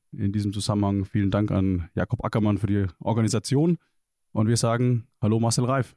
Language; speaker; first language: German; native; German